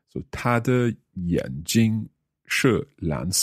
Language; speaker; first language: Chinese; non-native, learner; English